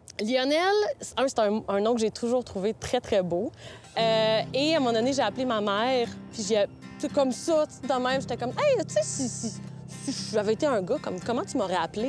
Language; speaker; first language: French; native; French